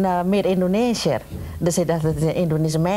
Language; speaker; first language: Dutch; non-native, learner; Indonesian